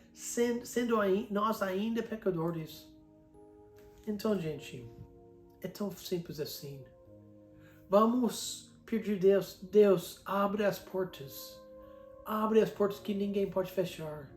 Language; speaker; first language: Portuguese; non-native, fluent; English